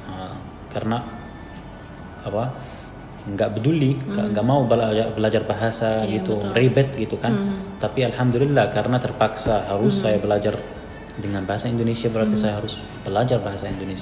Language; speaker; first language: Indonesian; non-native, fluent; Arabic